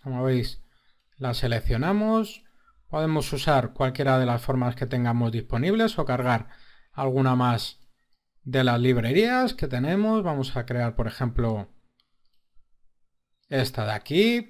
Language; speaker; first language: Spanish; native; Spanish